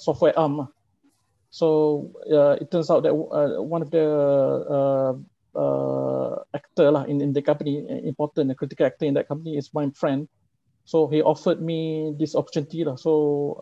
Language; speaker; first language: English; non-native, local second language; Malay